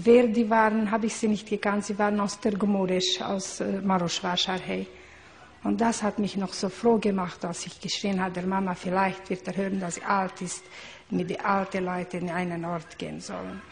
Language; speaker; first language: German; non-native, learner; Hungarian